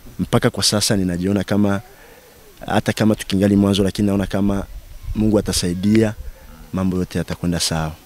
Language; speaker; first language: Swahili; non-native, local second language; Bembe